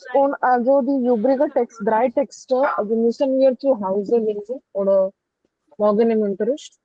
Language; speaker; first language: German; non-native, fluent; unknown